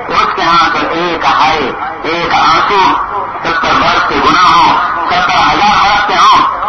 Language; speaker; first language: Urdu; native; Urdu